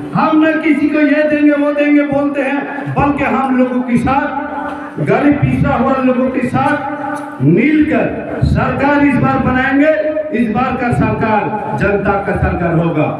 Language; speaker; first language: Hindi; non-native, local second language; Bangla